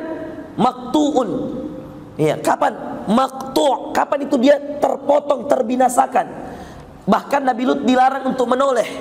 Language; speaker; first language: Indonesian; native; Indonesian